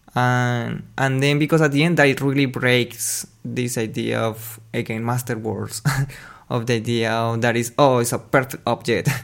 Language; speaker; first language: English; non-native, fluent; Spanish